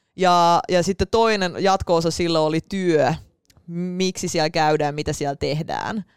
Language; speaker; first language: Finnish; early bilingual, other home language; Russian